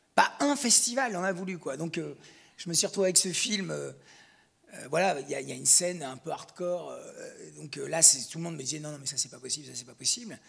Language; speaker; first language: French; native; French